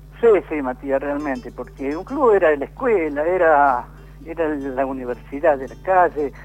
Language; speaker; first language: Spanish; native; Spanish